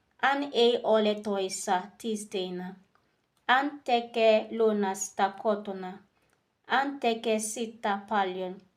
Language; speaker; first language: Finnish; non-native, learner; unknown